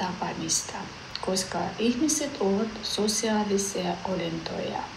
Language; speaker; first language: Finnish; non-native, learner; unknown